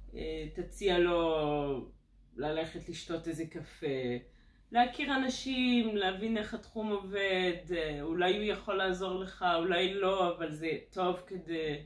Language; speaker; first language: Hebrew; non-native, fluent; French